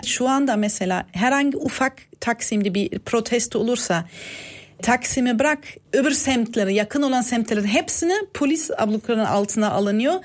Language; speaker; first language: Turkish; non-native, fluent; German